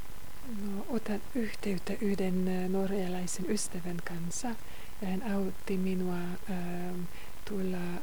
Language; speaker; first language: Finnish; non-native, fluent; Hungarian